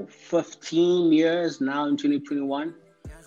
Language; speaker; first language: English; non-native, local second language; Zulu